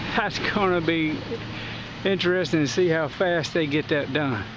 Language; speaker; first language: English; native; English